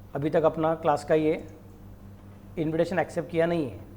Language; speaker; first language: Hindi; non-native, local second language; Marathi